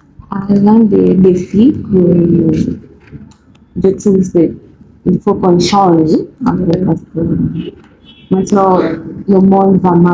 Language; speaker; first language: French; non-native, learner; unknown